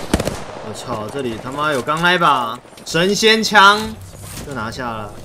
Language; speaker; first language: Chinese; native; Chinese